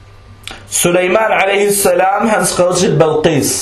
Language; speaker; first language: Danish; early bilingual, other home language; Arabic